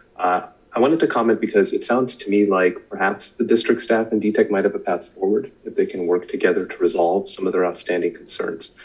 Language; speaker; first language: English; native; English